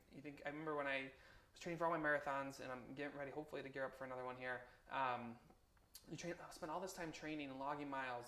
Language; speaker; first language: English; native; English